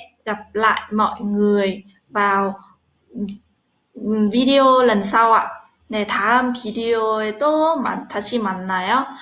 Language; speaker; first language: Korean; non-native, fluent; Vietnamese